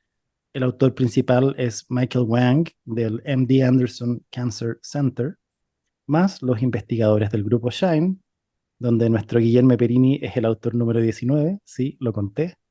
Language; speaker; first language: Spanish; native; Spanish